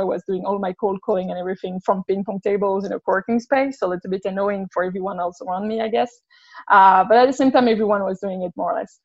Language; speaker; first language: English; non-native, fluent; French